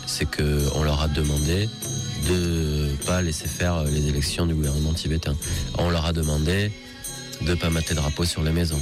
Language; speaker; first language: French; native; French